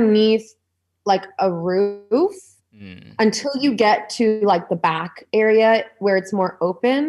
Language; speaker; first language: English; native; English